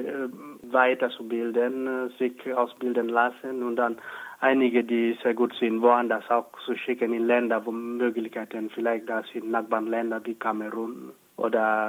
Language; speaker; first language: German; non-native, fluent; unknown